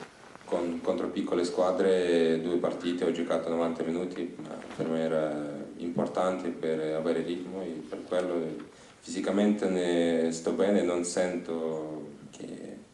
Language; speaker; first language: Italian; non-native, learner; Ukrainian